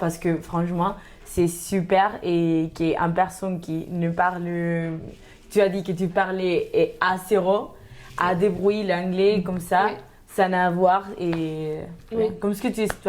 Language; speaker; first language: French; non-native, learner; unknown